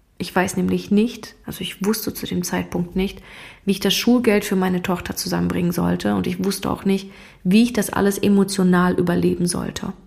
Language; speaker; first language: German; early bilingual, other home language; Russian